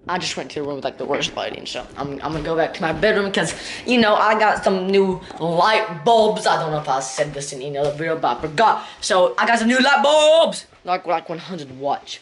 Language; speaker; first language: English; native; English